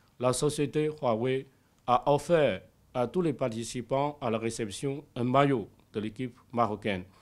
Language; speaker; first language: French; non-native, fluent; Chinese